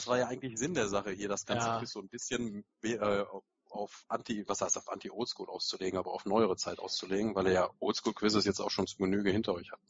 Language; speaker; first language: German; native; German